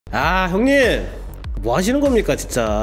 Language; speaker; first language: Korean; native; Korean